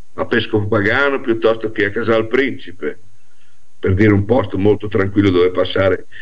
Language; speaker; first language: Italian; non-native, local second language; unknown